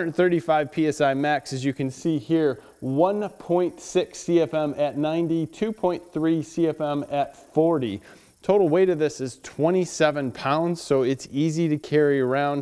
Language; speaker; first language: English; native; English